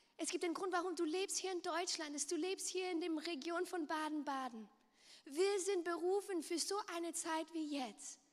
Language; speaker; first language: German; non-native, local second language; French